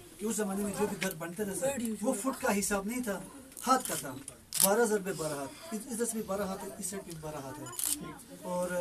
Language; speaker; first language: Urdu; non-native, local second language; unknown